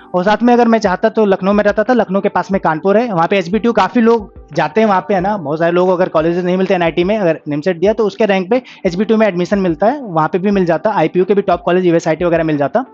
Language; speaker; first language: Hindi; native; Hindi